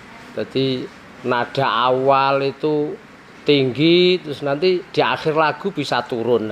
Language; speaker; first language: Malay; non-native, local second language; Javanese